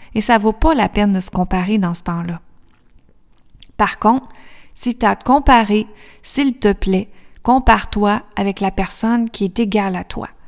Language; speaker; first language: French; native; French